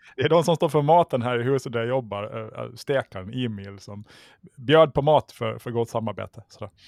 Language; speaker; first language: Swedish; native; Swedish